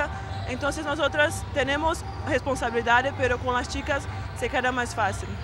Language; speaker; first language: Spanish; non-native, learner; Portuguese